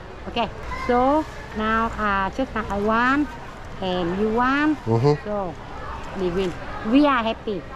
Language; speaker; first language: English; non-native, learner; Vietnamese